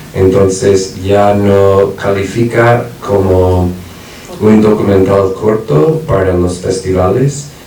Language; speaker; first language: Spanish; non-native, fluent; English